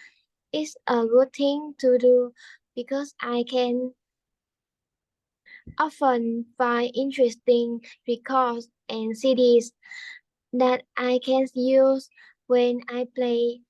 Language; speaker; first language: English; non-native, learner; Vietnamese